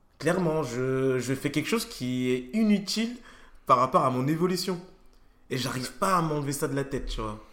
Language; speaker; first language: French; early bilingual, other home language; Ewe